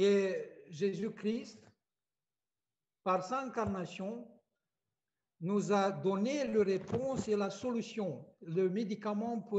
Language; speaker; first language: French; non-native, fluent; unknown